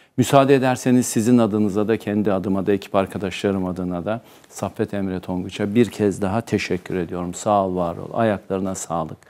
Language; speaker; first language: Turkish; native; Turkish